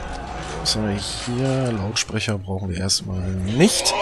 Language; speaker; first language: German; native; German